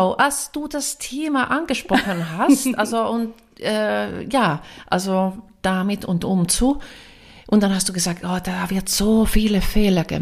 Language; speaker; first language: German; non-native, fluent; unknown